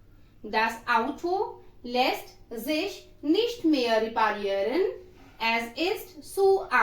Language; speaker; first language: German; non-native, fluent; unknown